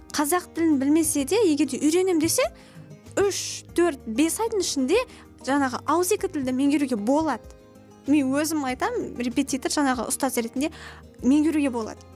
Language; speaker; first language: Kazakh; non-native, local second language; Russian